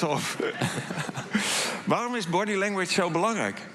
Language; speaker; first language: Dutch; native; Dutch